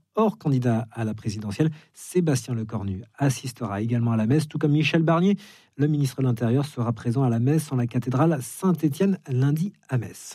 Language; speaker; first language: French; native; French